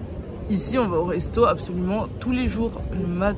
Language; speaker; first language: French; native; French